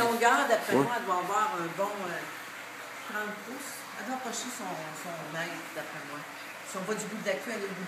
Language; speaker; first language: French; native; French